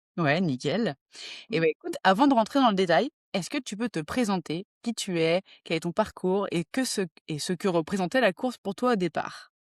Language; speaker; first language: French; native; French